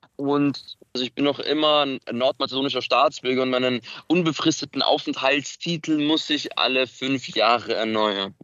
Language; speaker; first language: German; early bilingual, other home language; Macedonian